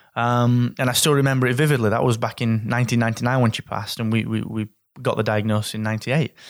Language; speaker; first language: English; native; English